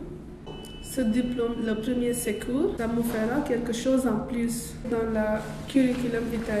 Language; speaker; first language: French; non-native, learner; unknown